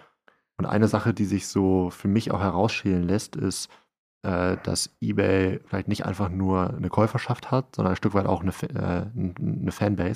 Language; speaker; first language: German; native; German